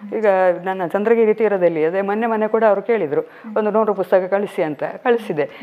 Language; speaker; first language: Kannada; non-native, local second language; Malayalam